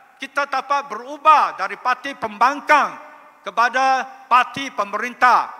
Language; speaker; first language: Malay; non-native, local second language; Chinese